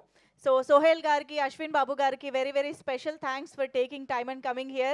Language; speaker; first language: Telugu; native; Telugu